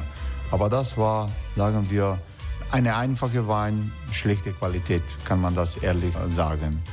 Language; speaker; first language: German; non-native, fluent; Croatian